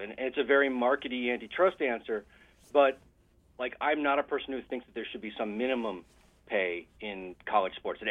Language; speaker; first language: English; native; English